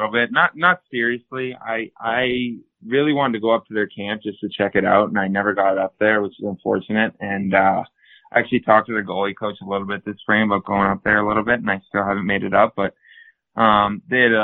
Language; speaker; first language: English; native; English